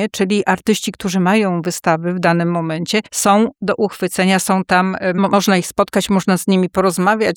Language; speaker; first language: Polish; native; Polish